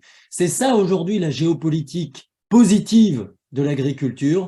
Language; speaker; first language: French; native; French